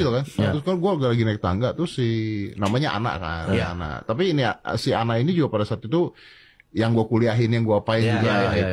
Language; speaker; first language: Indonesian; native; Indonesian